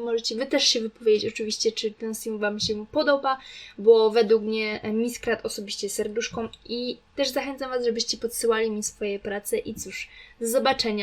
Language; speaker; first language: Polish; native; Polish